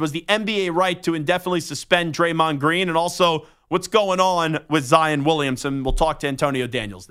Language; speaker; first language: English; native; English